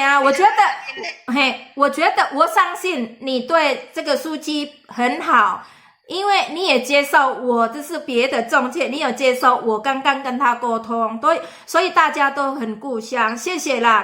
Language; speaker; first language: Chinese; non-native, fluent; Indonesian